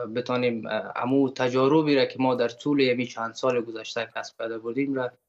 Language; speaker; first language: Persian; native; Persian